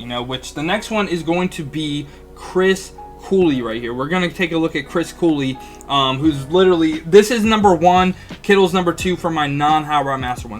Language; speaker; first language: English; native; English